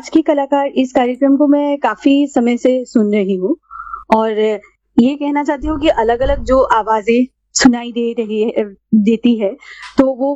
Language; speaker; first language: Hindi; non-native, local second language; Assamese